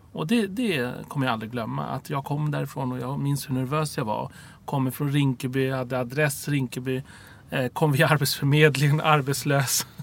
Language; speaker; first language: Swedish; early bilingual, other home language; Arabic